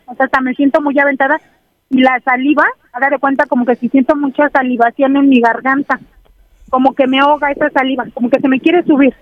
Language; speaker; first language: Spanish; native; Spanish